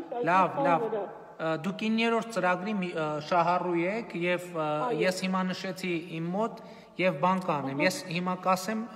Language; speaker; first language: Armenian; native; Armenian